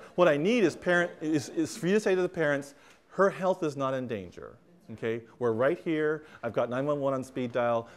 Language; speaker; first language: English; native; English